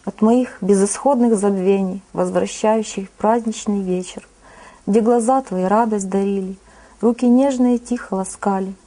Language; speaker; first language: Russian; non-native, local second language; Ukrainian